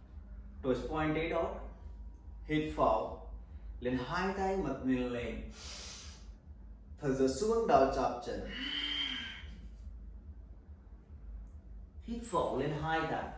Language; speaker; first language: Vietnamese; non-native, learner; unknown